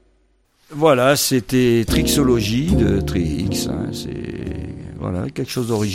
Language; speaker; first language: French; native; French